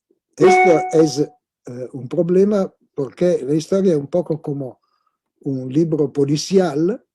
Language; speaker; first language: Spanish; non-native, fluent; Italian